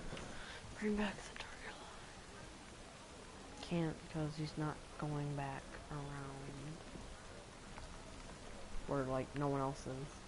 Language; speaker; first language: English; native; English